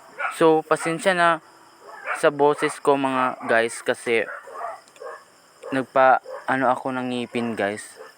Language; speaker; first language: Filipino; non-native, local second language; Cebuano